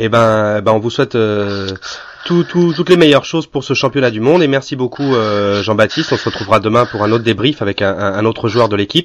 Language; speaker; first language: French; native; French